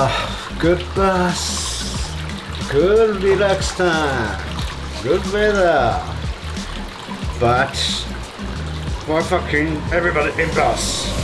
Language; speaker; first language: English; non-native, learner; Japanese